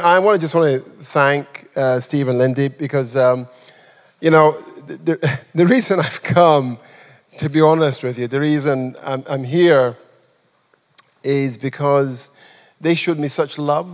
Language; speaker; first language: English; non-native, local second language; Yoruba